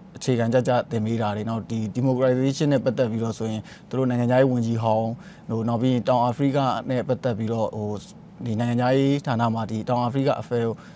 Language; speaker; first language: Burmese; native; Burmese